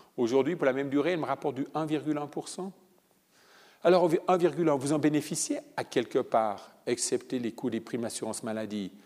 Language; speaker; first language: French; early bilingual, other home language; Italian